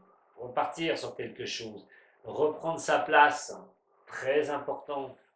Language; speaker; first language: French; native; French